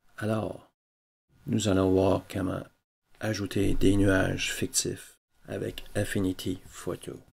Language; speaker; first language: French; native; French